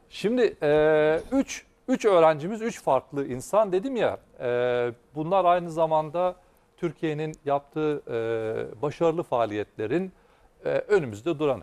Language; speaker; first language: Turkish; native; Turkish